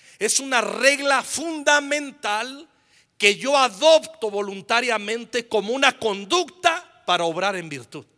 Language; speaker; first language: Spanish; native; Spanish